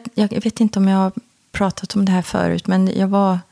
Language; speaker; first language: Swedish; early bilingual, other home language; Korean